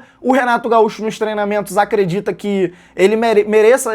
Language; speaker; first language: Portuguese; native; Portuguese